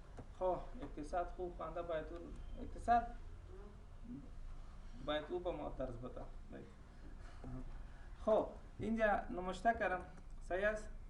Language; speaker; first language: Persian; non-native, local second language; Pashto